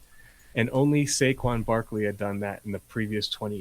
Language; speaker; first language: English; native; English